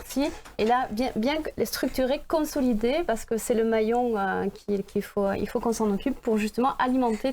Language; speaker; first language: French; native; French